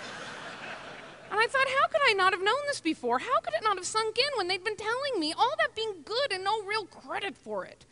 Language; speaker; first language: English; native; English